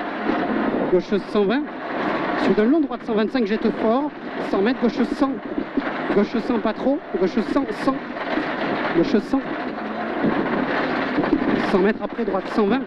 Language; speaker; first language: French; native; French